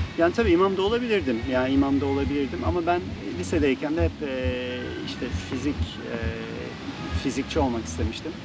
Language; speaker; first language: Turkish; native; Turkish